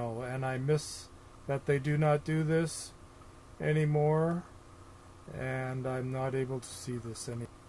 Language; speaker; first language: English; native; English